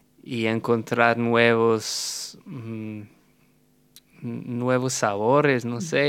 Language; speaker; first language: Spanish; non-native, fluent; English